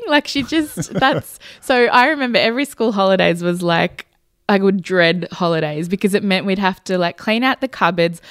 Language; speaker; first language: English; early bilingual, other home language; Hindi